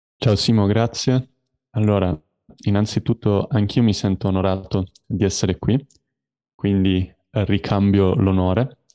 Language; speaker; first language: Italian; native; Italian